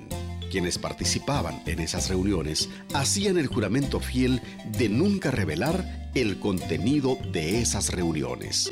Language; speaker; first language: Spanish; native; Spanish